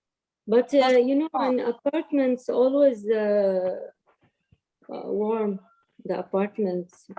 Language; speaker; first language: English; non-native, learner; Arabic